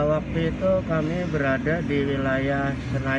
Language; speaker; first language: Indonesian; native; Indonesian